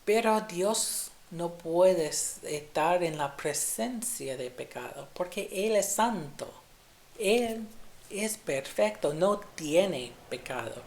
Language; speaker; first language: Spanish; non-native, fluent; English